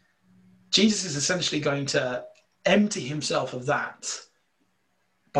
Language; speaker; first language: English; native; English